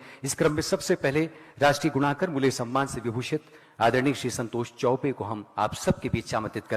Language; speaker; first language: Hindi; native; Hindi